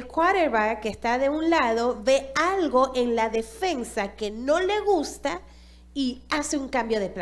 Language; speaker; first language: Spanish; non-native, fluent; English